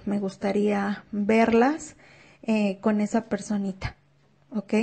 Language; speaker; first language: Spanish; native; Spanish